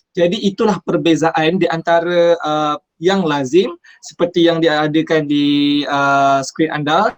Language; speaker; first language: Malay; native; Malay